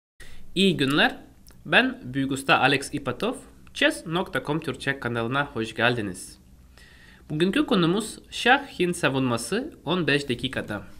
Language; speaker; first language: Turkish; non-native, fluent; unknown